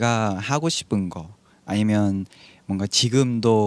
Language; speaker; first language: Korean; non-native, learner; Vietnamese